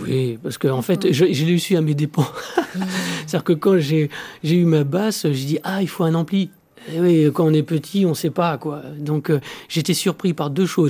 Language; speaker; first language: French; native; French